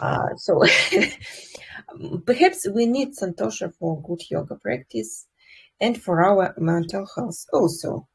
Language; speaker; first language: English; non-native, fluent; Russian